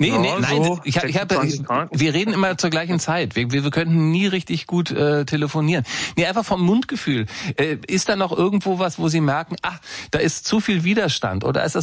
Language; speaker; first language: German; native; German